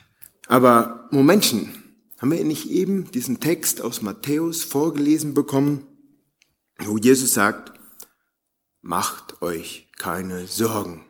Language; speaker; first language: German; native; German